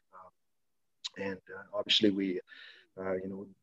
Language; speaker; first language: English; non-native, fluent; Swedish